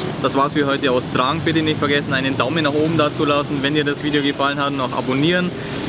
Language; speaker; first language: German; native; German